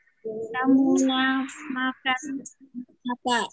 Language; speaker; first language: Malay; non-native, learner; Vietnamese